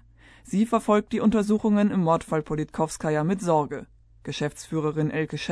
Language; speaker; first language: German; native; German